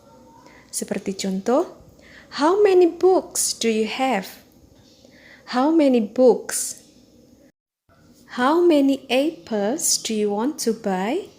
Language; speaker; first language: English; non-native, fluent; Indonesian